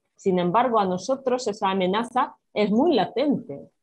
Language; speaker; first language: Spanish; non-native, fluent; Ukrainian